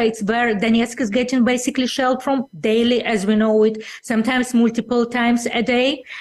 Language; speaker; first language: English; non-native, fluent; Russian